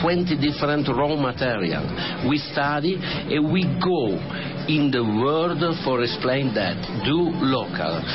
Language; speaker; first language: English; non-native, learner; Italian